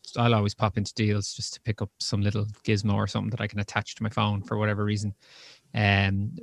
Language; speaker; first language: English; native; English